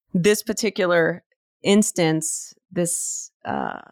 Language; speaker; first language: English; native; English